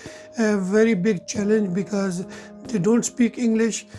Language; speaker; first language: English; non-native, local second language; Urdu